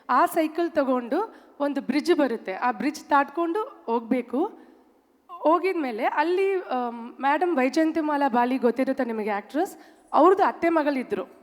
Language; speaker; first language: Kannada; non-native, local second language; Tamil